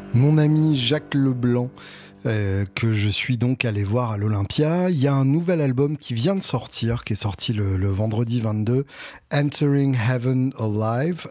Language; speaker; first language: French; native; French